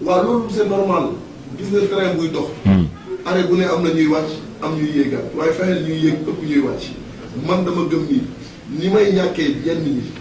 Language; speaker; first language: Wolof; non-native, local second language; Fula